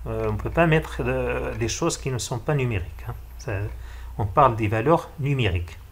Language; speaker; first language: French; non-native, local second language; Arabic